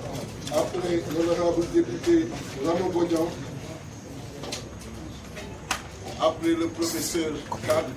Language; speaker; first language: French; non-native, local second language; Wolof